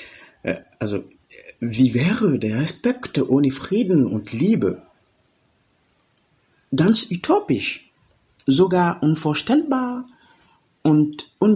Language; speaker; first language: German; non-native, fluent; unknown